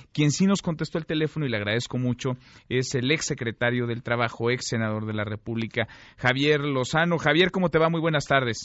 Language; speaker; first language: Spanish; native; Spanish